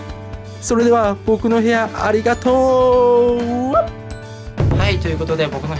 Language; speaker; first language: Japanese; native; Japanese